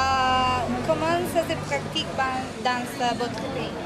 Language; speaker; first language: French; non-native, learner; Spanish